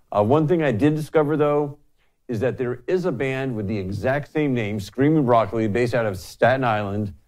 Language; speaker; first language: English; native; English